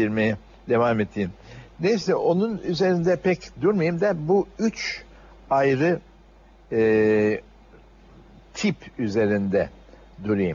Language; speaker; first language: Turkish; native; Turkish